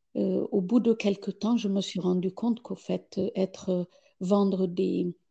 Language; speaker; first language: French; non-native, fluent; Amharic